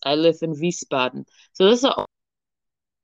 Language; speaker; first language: English; non-native, fluent; German